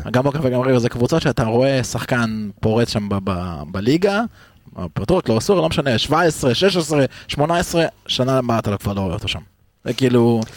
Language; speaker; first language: Hebrew; early bilingual, other home language; Spanish